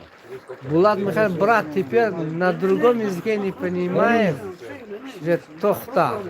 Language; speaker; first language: Russian; non-native, local second language; Tajik